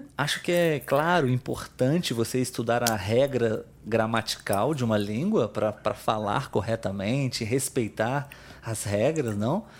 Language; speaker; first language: Portuguese; native; Portuguese